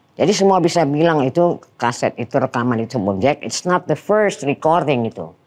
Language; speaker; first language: Indonesian; non-native, fluent; Dutch